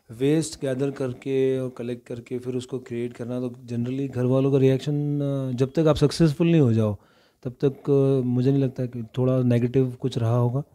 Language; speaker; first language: Hindi; native; Hindi